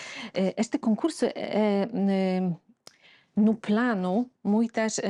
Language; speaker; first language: Portuguese; non-native, fluent; Polish